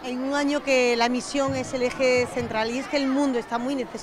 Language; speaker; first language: Spanish; native; Spanish